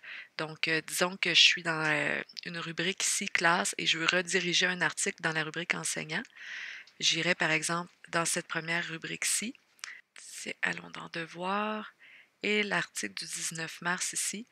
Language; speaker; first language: French; native; French